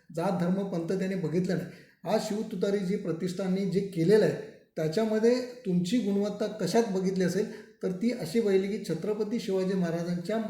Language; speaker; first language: Marathi; native; Marathi